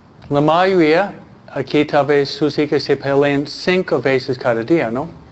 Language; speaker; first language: Spanish; non-native, fluent; English